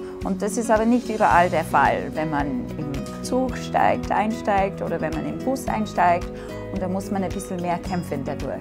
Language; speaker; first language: German; non-native, fluent; English